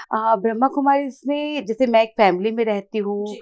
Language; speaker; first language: Hindi; native; Hindi